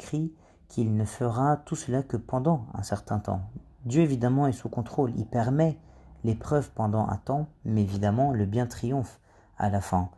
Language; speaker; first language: French; native; French